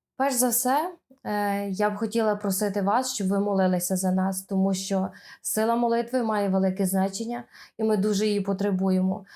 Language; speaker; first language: Ukrainian; native; Ukrainian